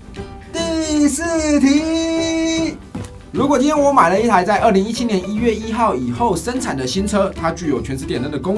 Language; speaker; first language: Chinese; native; Chinese